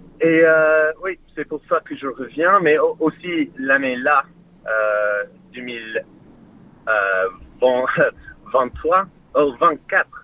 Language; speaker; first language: French; non-native, learner; English